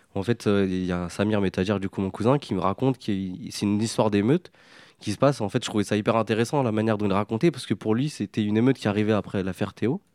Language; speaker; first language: French; native; French